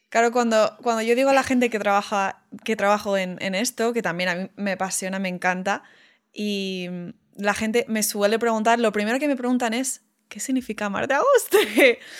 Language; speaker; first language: Spanish; non-native, fluent; English